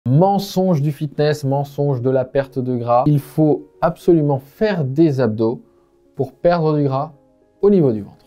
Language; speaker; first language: French; native; French